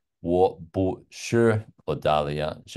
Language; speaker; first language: Chinese; non-native, learner; English